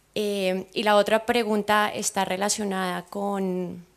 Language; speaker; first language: Spanish; native; Spanish